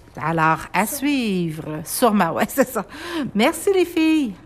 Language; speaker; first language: French; native; French